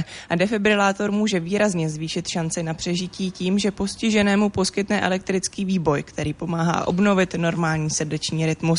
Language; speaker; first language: Czech; native; Czech